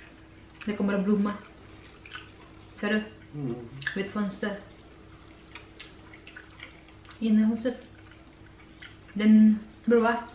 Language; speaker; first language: Swedish; non-native, learner; Indonesian